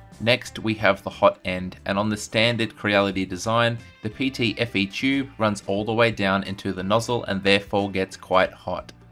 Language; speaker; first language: English; native; English